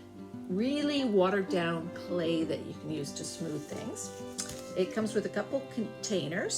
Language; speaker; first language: English; native; English